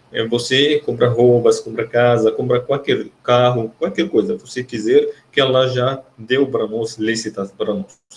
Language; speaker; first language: Portuguese; non-native, fluent; Arabic